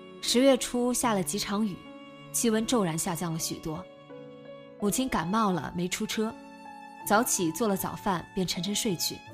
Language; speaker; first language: Chinese; native; Chinese